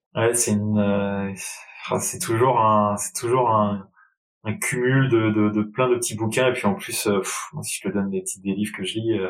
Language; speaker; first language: French; native; French